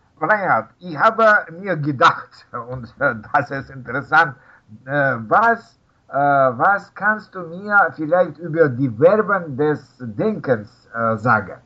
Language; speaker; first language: German; non-native, fluent; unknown